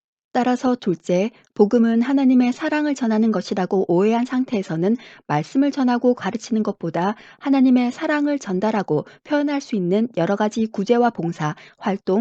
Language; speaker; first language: Korean; native; Korean